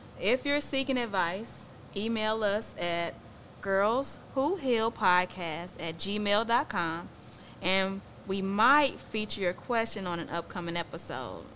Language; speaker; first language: English; native; English